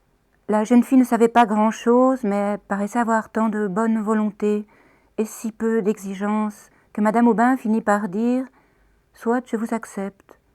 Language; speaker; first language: French; native; French